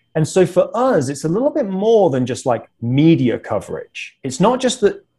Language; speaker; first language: English; native; English